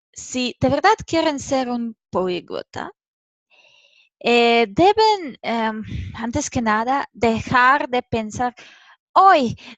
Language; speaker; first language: Spanish; non-native, fluent; Serbian